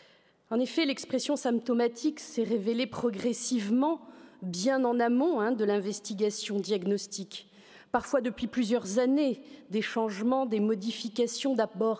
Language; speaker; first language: French; native; French